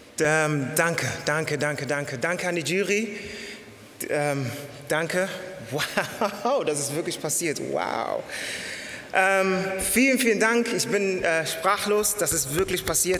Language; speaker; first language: German; early bilingual, other home language; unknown